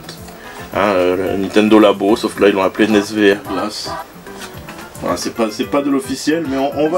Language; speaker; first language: French; native; French